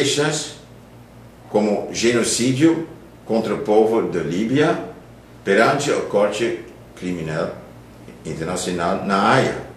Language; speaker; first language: Portuguese; non-native, fluent; Dutch